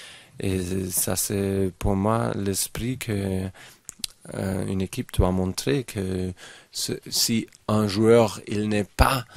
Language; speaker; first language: French; non-native, fluent; German